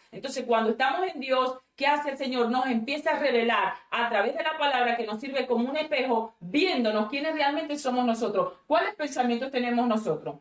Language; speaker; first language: Spanish; native; Spanish